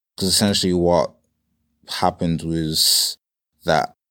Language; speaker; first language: English; native; English